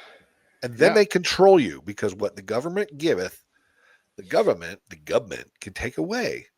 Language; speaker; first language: English; native; English